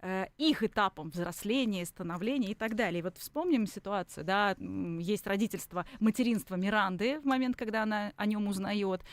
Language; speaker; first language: Russian; native; Russian